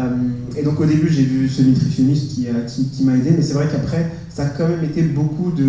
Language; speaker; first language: French; native; French